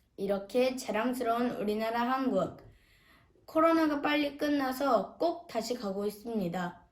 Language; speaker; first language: Korean; early bilingual, heritage; Korean